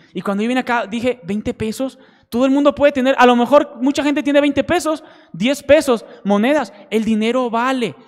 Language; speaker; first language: Spanish; native; Spanish